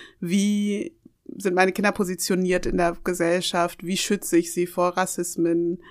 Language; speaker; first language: German; early bilingual, other home language; Yoruba